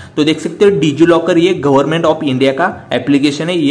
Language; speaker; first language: Hindi; non-native, local second language; Marathi